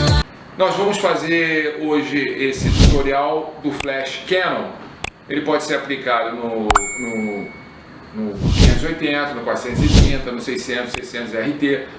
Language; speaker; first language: Portuguese; native; Portuguese